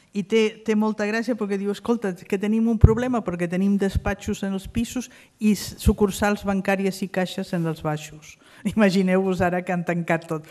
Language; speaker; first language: Catalan; non-native, fluent; Spanish